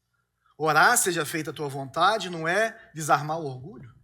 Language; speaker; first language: Portuguese; native; Portuguese